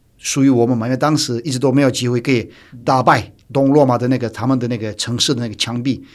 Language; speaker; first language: Chinese; non-native, fluent; Turkish